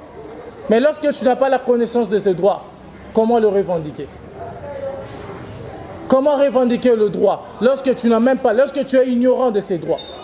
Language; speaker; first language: French; non-native, local second language; Lingala